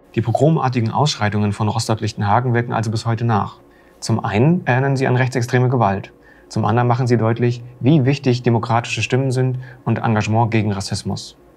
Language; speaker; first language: German; native; German